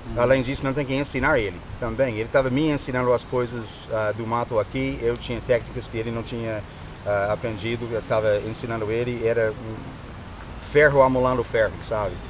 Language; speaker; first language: Portuguese; non-native, fluent; English